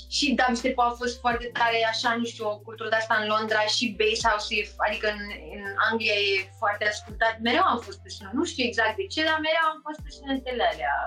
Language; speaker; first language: Romanian; early bilingual, heritage; Romanian